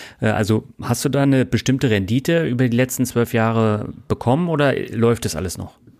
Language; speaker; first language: German; native; German